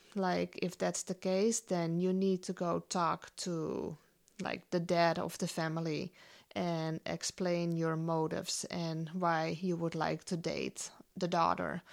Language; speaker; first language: English; non-native, fluent; Dutch